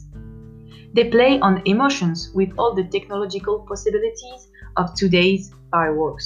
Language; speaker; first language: English; non-native, fluent; French